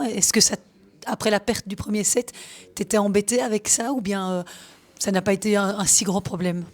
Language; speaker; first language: French; native; French